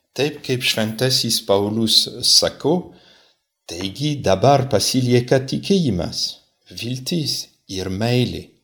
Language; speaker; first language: Lithuanian; non-native, fluent; French